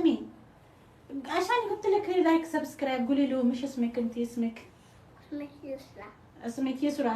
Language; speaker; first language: Arabic; non-native, fluent; Amharic